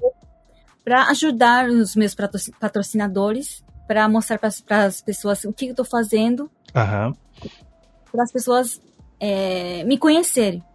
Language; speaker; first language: Portuguese; early bilingual, heritage; Portuguese